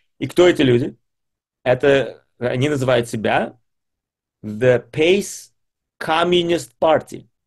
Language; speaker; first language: Russian; early bilingual, heritage; Russian